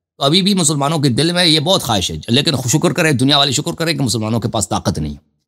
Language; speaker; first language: Urdu; non-native, fluent; Persian